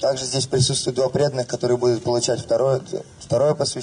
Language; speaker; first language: Russian; native; Russian